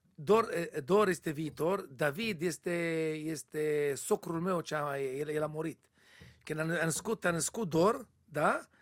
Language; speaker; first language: Romanian; non-native, learner; Hebrew